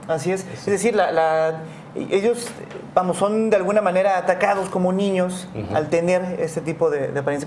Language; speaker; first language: Spanish; native; Spanish